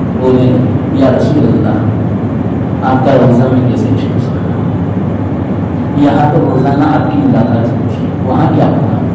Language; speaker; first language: Urdu; non-native, local second language; Gujarati